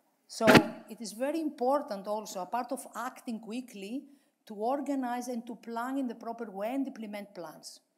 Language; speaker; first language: English; non-native, fluent; Greek